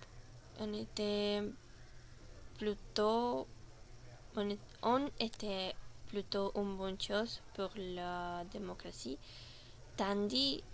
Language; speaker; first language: French; non-native, learner; Spanish